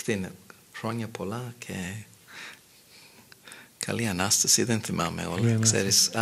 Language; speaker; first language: Greek; non-native, fluent; English